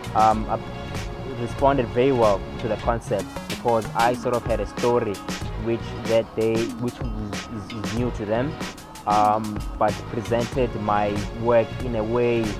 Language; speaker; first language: English; non-native, local second language; Xhosa